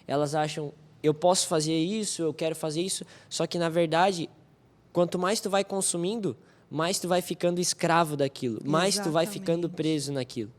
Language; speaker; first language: Portuguese; native; Portuguese